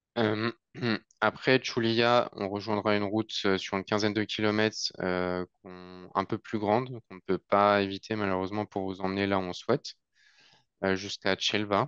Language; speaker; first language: French; native; French